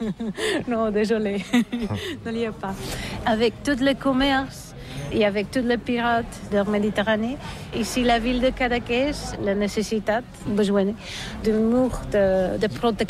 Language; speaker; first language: French; non-native, learner; Catalan